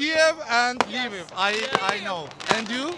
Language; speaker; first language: English; non-native, learner; Turkish